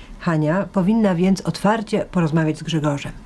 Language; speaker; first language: Polish; native; Polish